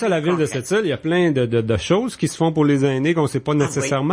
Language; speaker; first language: French; native; French